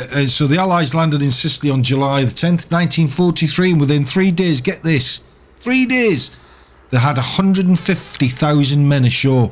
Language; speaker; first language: English; native; English